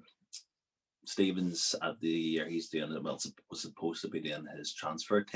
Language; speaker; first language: English; native; English